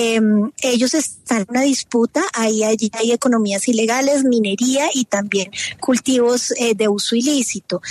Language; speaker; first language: Spanish; native; Spanish